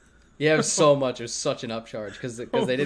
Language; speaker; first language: English; native; English